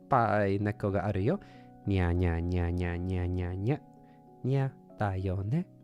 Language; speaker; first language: Japanese; non-native, learner; English